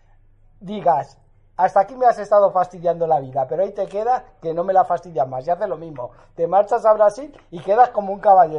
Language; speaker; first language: Spanish; native; Spanish